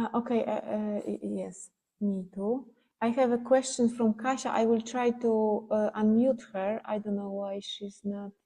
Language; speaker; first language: English; non-native, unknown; Polish